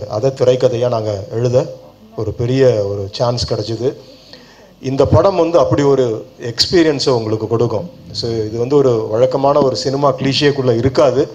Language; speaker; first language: Tamil; native; Tamil